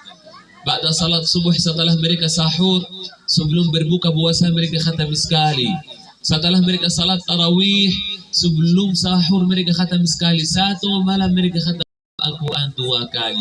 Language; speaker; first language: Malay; non-native, fluent; Arabic